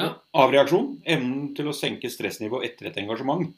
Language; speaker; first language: Norwegian; native; Norwegian